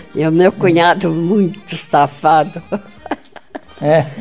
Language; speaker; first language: Portuguese; native; Portuguese